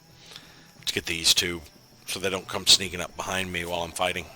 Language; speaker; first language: English; native; English